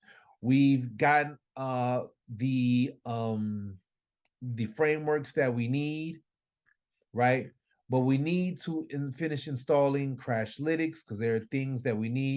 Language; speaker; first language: English; native; English